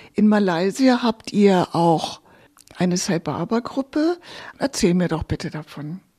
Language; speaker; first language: German; native; German